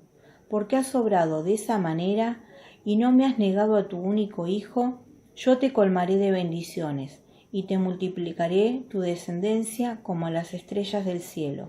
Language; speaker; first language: Spanish; native; Spanish